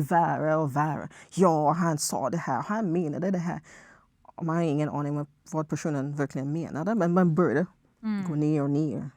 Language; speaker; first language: Swedish; non-native, fluent; English